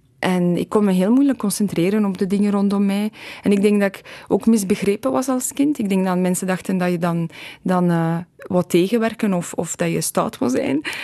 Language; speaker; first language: Dutch; early bilingual, other home language; Polish